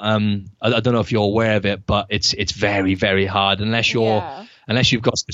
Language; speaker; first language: English; native; English